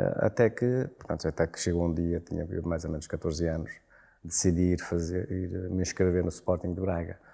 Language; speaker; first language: Portuguese; native; Portuguese